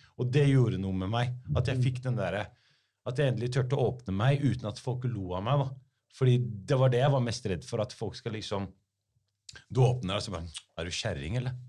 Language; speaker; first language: Norwegian; early bilingual, other home language; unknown